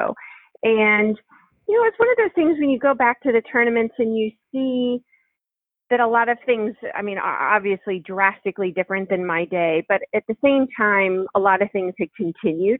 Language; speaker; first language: English; native; English